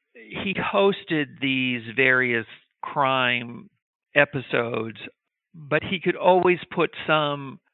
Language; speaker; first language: English; native; English